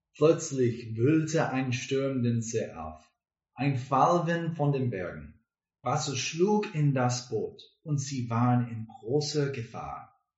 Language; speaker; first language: German; non-native, learner; English